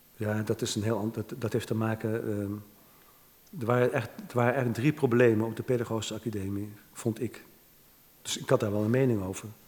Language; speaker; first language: Dutch; native; Dutch